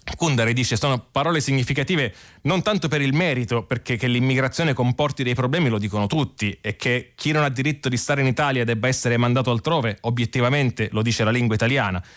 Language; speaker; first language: Italian; native; Italian